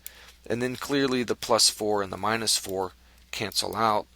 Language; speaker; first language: English; native; English